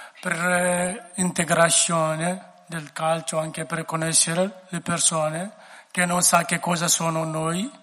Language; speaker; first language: Italian; non-native, learner; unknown